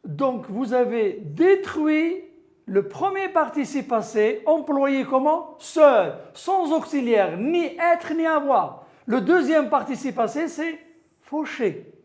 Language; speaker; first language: French; non-native, local second language; Arabic